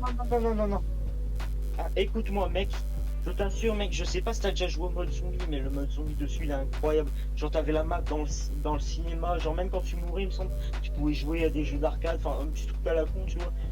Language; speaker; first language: French; native; French